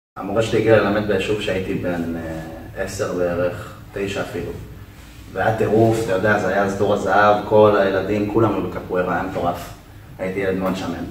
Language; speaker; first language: Hebrew; native; Hebrew